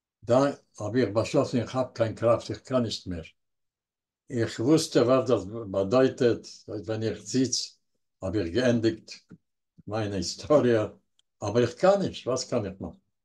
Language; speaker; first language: German; non-native, learner; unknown